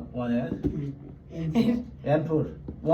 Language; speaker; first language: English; non-native, learner; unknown